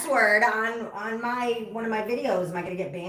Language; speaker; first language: English; native; English